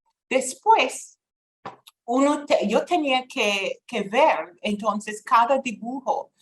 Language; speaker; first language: Spanish; non-native, fluent; English